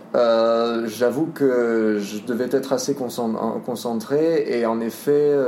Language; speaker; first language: French; native; French